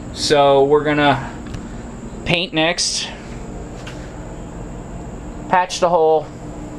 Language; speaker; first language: English; native; English